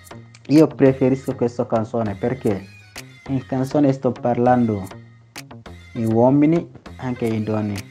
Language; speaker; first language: Italian; non-native, learner; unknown